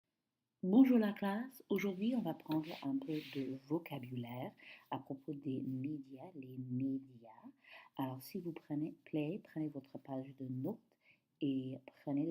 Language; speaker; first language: French; non-native, fluent; English